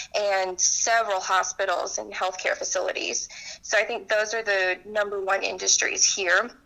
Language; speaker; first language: English; native; English